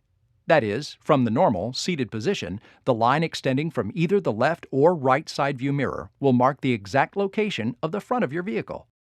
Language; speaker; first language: English; native; English